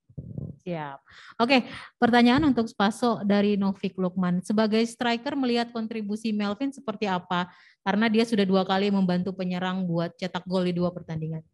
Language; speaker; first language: Indonesian; native; Indonesian